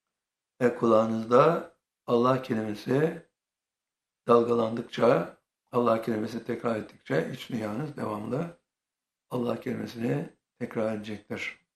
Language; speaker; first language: Turkish; native; Turkish